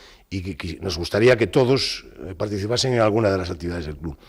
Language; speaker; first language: Spanish; native; Spanish